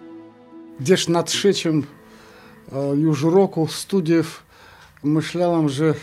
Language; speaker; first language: Polish; non-native, fluent; Russian